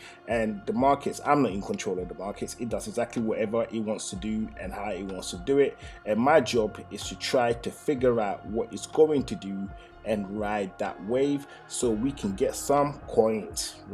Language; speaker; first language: English; native; English